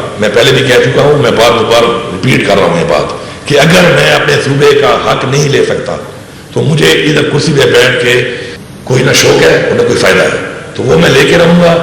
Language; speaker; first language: Urdu; non-native, local second language; Pashto